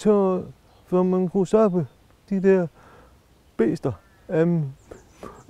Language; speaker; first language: Danish; native; Danish